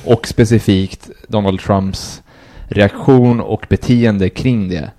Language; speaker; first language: Swedish; early bilingual, other home language; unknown